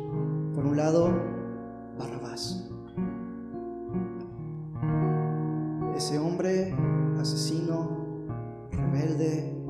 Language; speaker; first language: Spanish; native; Spanish